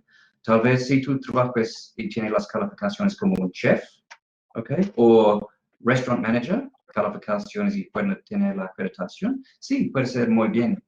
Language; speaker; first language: Spanish; non-native, fluent; English